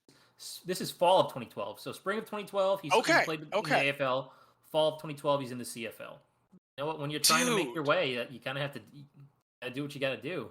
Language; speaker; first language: English; native; English